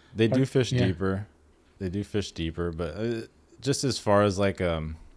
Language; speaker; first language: English; native; English